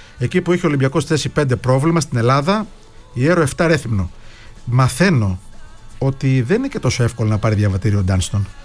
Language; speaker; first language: Greek; native; Greek